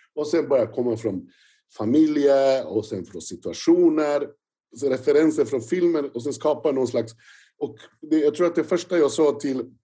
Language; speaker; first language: Swedish; non-native, fluent; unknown